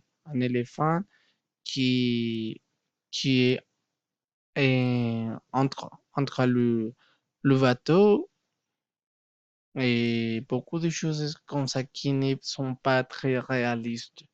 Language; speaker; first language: French; non-native, learner; Spanish